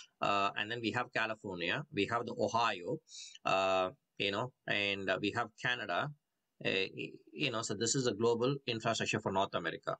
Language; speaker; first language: English; non-native, local second language; Tamil